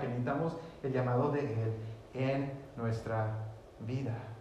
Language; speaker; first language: Spanish; early bilingual, heritage; Spanish